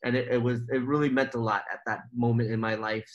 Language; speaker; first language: English; native; English